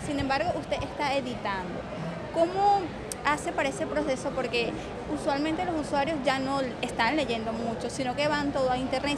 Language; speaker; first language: Spanish; native; Spanish